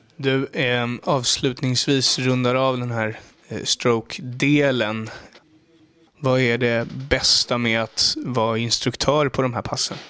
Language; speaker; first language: Swedish; native; Swedish